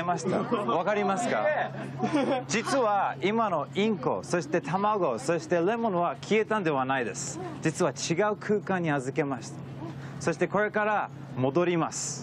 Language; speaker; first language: Japanese; early bilingual, heritage; English